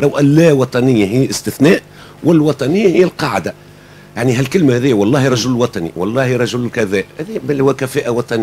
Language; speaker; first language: Arabic; native; Arabic